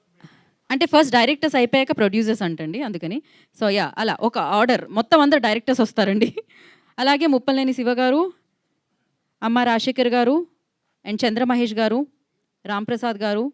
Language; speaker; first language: Telugu; native; Telugu